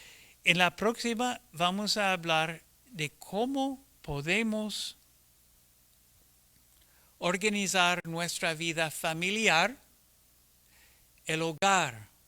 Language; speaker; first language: Spanish; non-native, fluent; English